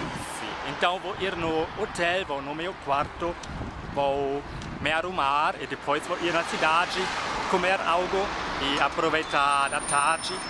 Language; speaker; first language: Portuguese; non-native, fluent; German